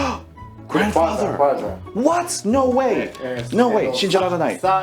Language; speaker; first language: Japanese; non-native, learner; English